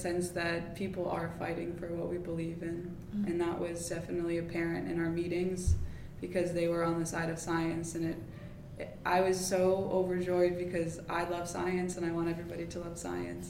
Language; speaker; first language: English; native; English